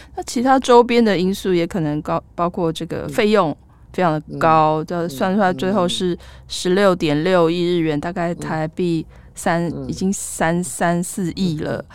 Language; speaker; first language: Chinese; native; Chinese